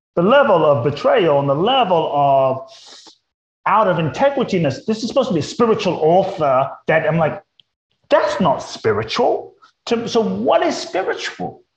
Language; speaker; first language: English; native; English